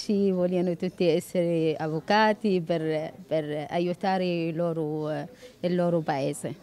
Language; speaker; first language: Italian; non-native, learner; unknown